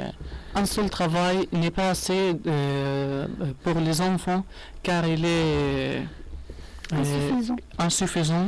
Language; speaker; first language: French; non-native, learner; Arabic